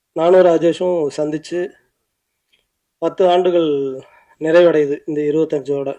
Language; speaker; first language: Tamil; native; Tamil